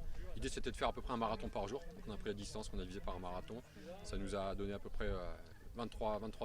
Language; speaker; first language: French; native; French